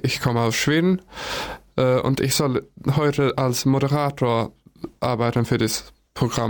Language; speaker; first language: German; non-native, learner; Swedish